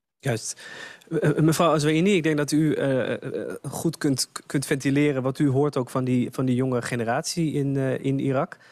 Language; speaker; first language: Dutch; native; Dutch